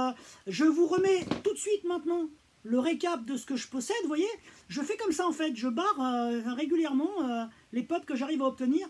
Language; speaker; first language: French; native; French